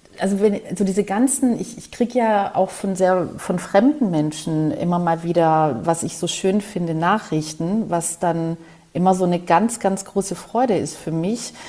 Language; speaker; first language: German; early bilingual, other home language; Greek